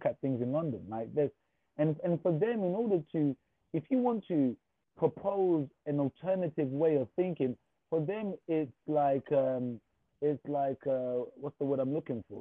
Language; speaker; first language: English; native; English